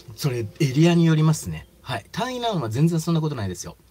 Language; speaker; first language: Japanese; native; Japanese